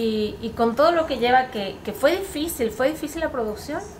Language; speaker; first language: Spanish; native; Spanish